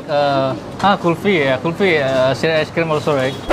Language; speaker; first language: English; non-native, learner; Indonesian